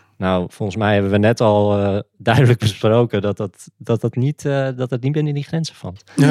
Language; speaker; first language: Dutch; native; Dutch